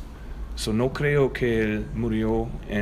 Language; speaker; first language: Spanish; non-native, learner; German